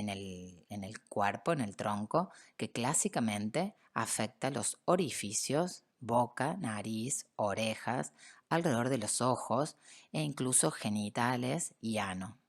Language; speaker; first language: Spanish; native; Spanish